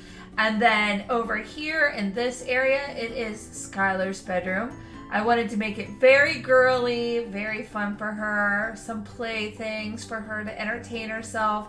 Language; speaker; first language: English; native; English